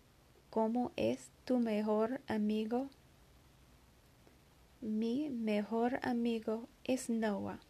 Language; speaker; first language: Spanish; non-native, learner; English